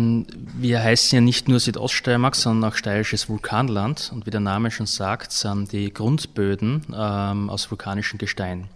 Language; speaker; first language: German; native; German